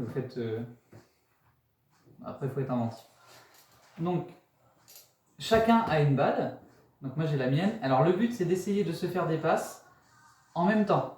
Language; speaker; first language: French; native; French